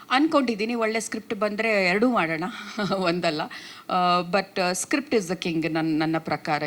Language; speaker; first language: Kannada; non-native, local second language; Tulu